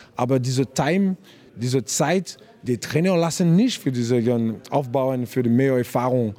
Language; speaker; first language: German; non-native, learner; French